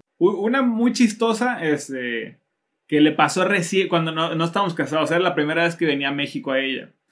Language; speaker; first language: Spanish; native; Spanish